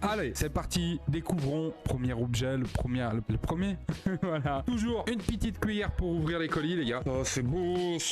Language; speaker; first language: French; native; French